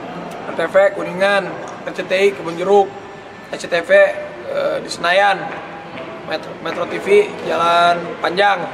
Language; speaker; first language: Indonesian; native; Indonesian